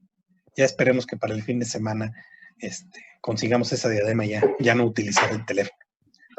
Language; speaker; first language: Spanish; native; Spanish